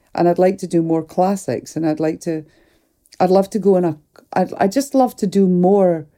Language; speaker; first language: English; native; English